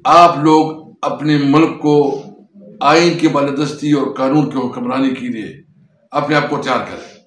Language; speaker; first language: Urdu; non-native, local second language; Pashto